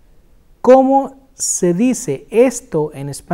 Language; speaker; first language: Spanish; non-native, fluent; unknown